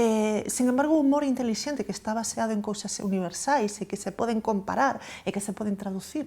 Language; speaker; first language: Galician; native; Galician